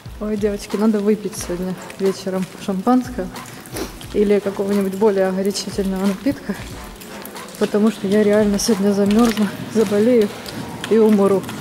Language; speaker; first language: Russian; native; Russian